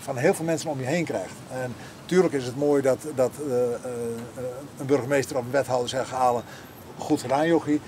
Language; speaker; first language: Dutch; native; Dutch